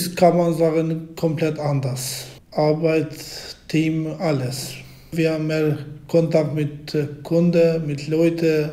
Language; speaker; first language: German; non-native, learner; Albanian